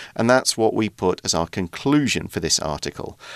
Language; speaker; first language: English; native; English